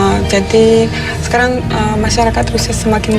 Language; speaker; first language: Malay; non-native, fluent; Russian